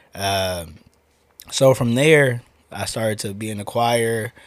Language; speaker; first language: English; native; English